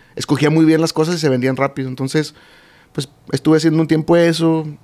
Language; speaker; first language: Spanish; native; Spanish